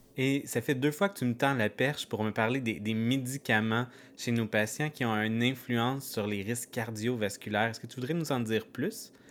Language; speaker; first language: French; native; French